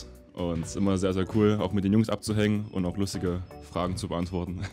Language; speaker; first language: German; native; German